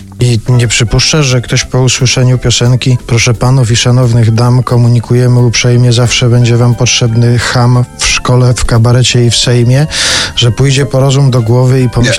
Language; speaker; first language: Polish; native; Polish